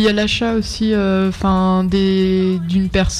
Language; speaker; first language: French; native; French